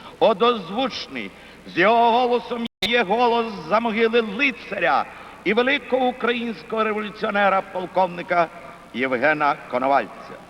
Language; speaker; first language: Ukrainian; native; Ukrainian